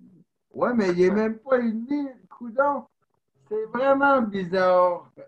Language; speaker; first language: French; native; French